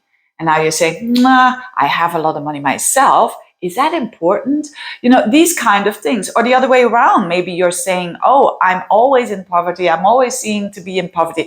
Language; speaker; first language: English; non-native, fluent; Dutch